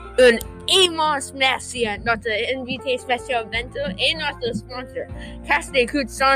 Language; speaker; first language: French; non-native, learner; English